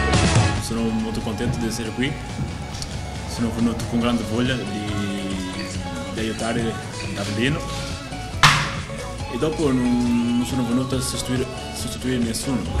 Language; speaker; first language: Italian; non-native, fluent; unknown